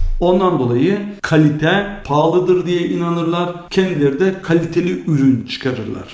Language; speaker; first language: Turkish; early bilingual, heritage; Turkish